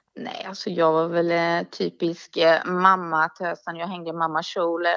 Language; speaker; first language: Swedish; early bilingual, other home language; Danish